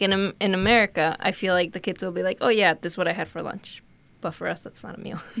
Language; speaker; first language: English; early bilingual, other home language; Spanish